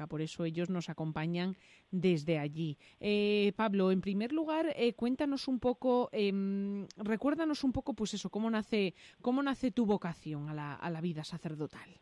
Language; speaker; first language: Spanish; native; Spanish